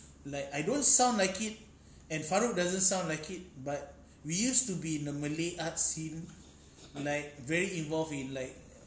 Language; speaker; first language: English; native; English